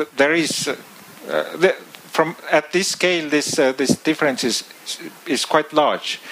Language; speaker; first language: English; non-native, fluent; Estonian